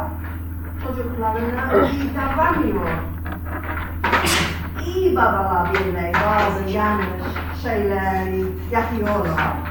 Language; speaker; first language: Turkish; non-native, fluent; English